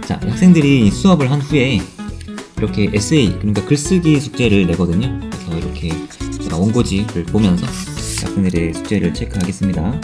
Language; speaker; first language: Korean; native; Korean